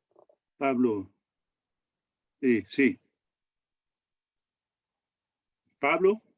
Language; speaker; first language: Spanish; non-native, learner; French